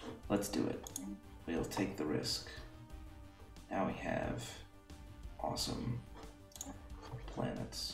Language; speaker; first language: English; native; English